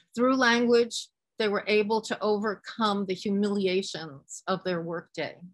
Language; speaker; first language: English; native; English